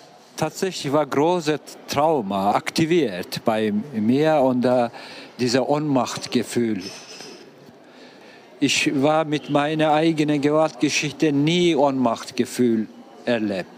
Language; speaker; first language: German; non-native, fluent; Turkish